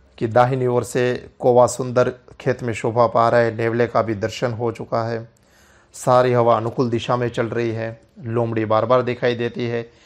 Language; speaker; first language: Hindi; non-native, local second language; Gujarati